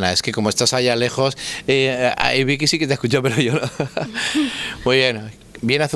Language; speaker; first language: Spanish; native; Spanish